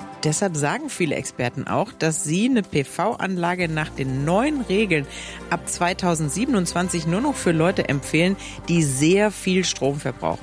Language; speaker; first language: German; native; German